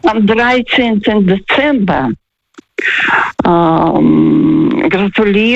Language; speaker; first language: German; non-native, fluent; Russian